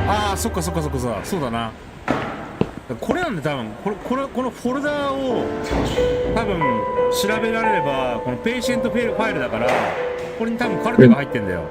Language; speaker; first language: Japanese; native; Japanese